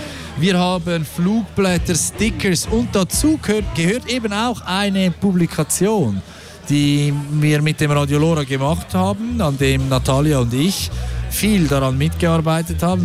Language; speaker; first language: German; native; German